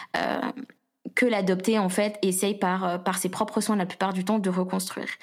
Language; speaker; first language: French; native; French